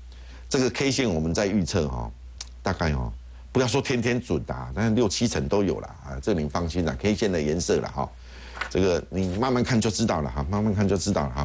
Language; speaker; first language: Chinese; native; Chinese